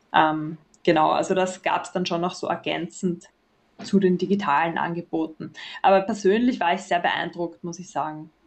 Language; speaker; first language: German; native; German